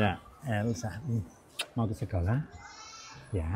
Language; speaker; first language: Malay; non-native, learner; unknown